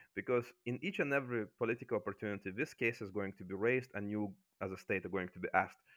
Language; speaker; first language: English; non-native, fluent; Azerbaijani